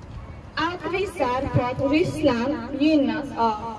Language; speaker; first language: Swedish; non-native, fluent; Azerbaijani